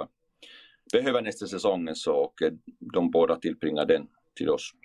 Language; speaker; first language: Swedish; non-native, fluent; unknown